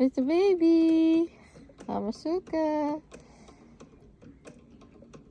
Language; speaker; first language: Dutch; non-native, learner; Filipino